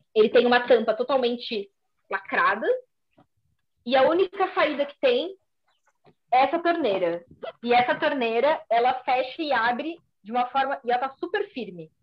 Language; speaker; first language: Portuguese; native; Portuguese